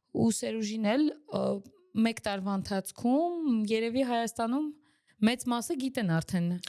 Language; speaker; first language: Armenian; native; Armenian